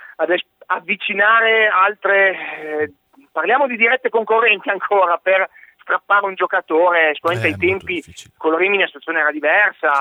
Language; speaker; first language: Italian; native; Italian